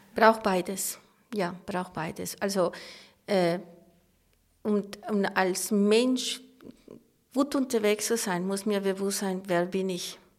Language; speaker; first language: German; non-native, fluent; Spanish